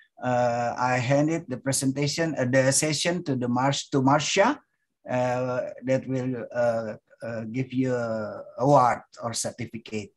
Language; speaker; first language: English; non-native, fluent; Indonesian